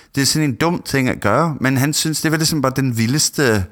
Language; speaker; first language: Danish; non-native, fluent; English